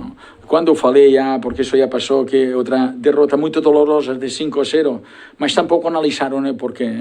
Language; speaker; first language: Portuguese; non-native, learner; Spanish